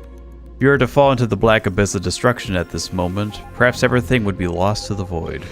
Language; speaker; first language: English; native; English